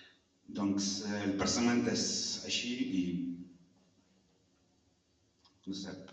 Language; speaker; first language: Catalan; non-native, fluent; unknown